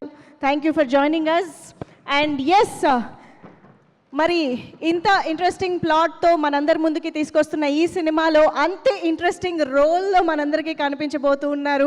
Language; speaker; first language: Telugu; native; Telugu